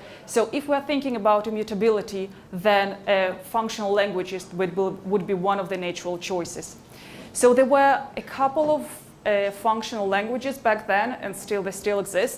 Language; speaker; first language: English; non-native, fluent; Hebrew